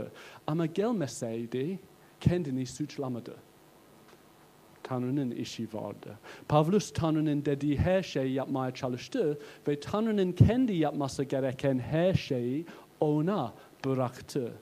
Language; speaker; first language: Turkish; non-native, learner; English